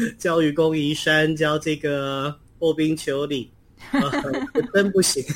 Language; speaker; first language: Chinese; native; Chinese